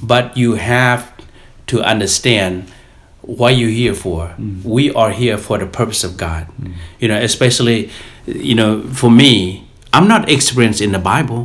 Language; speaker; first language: English; non-native, fluent; Lao